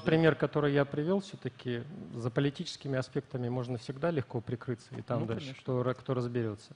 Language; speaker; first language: Russian; native; Russian